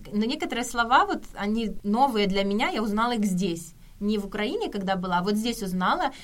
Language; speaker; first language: Russian; native; Russian